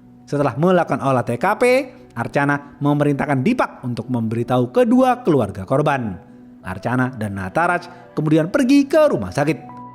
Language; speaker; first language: Indonesian; native; Indonesian